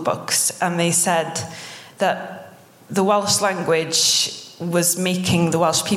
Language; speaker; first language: English; non-native, local second language; Welsh